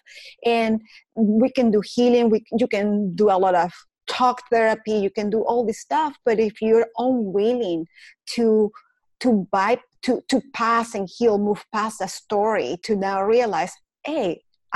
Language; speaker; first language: English; non-native, fluent; Spanish